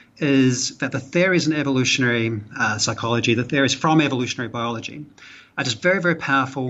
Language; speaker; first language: English; native; English